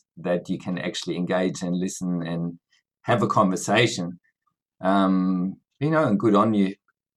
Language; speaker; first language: English; non-native, fluent; German